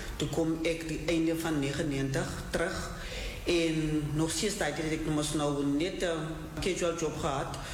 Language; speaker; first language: Afrikaans; non-native, local second language; Southern Sotho